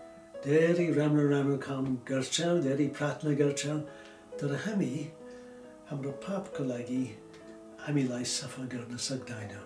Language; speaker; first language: Nepali; non-native, fluent; English